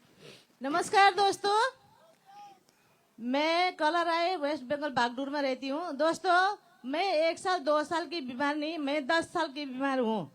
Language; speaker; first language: Hindi; non-native, local second language; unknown